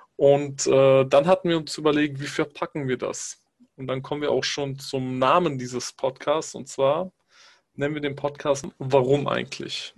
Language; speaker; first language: German; early bilingual, other home language; Pashto